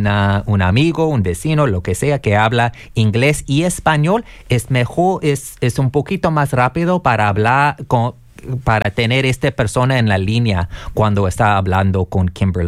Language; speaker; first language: Spanish; non-native, learner; English